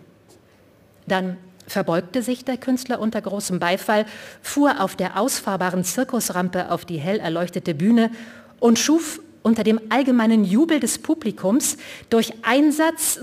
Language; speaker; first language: German; native; German